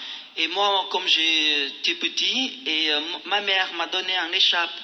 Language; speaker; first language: French; non-native, fluent; Khmer